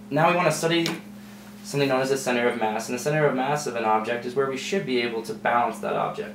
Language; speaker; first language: English; native; English